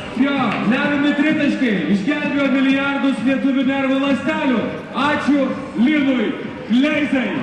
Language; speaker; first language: Lithuanian; native; Lithuanian